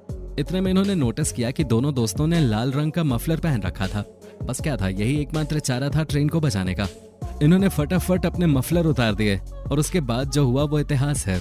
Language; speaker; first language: Hindi; native; Hindi